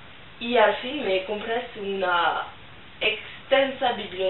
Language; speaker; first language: Spanish; non-native, learner; French